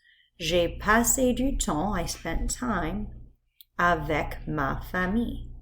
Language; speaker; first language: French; non-native, fluent; English